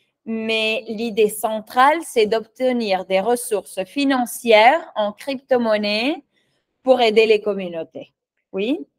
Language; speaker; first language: French; non-native, fluent; Spanish